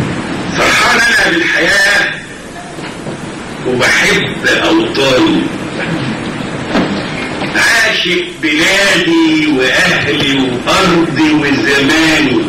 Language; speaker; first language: Arabic; native; Arabic